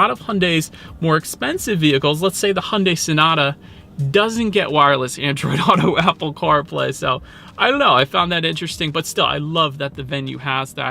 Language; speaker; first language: English; native; English